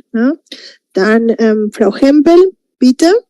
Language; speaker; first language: German; non-native, fluent; Spanish